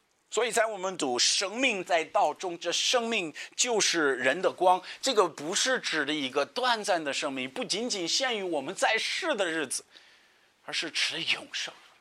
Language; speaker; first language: Chinese; non-native, fluent; English